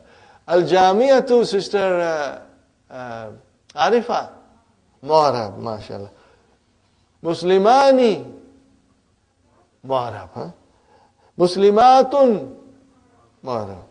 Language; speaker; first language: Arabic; non-native, fluent; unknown